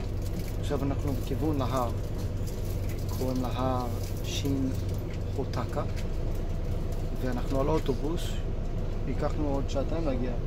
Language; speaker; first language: Hebrew; non-native, fluent; Japanese